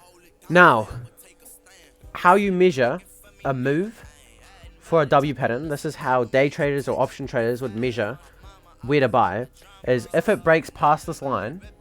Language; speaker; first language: English; native; English